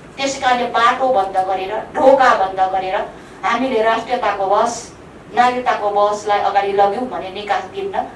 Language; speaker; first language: Nepali; native; Nepali